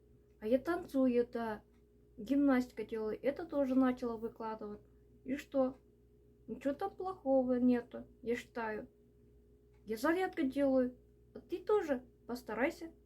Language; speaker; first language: Russian; non-native, local second language; Uzbek